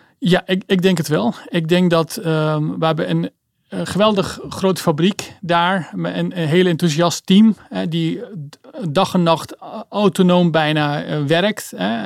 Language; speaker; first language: Dutch; early bilingual, other home language; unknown